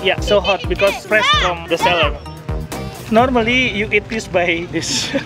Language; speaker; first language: English; non-native, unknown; Indonesian